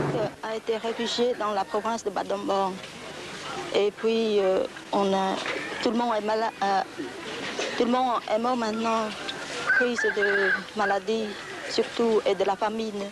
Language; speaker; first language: French; non-native, local second language; Khmer